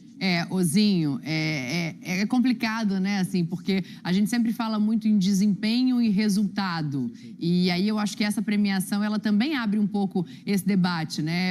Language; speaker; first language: Portuguese; native; Portuguese